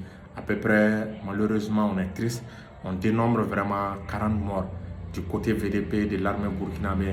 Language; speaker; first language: French; non-native, local second language; Bambara